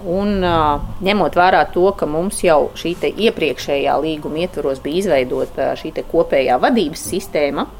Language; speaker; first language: Latvian; native; Latvian